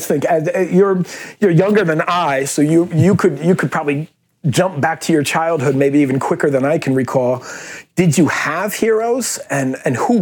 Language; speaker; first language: English; native; English